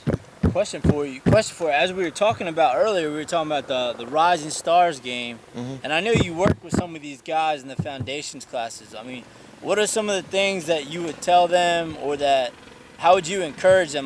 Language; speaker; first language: English; native; English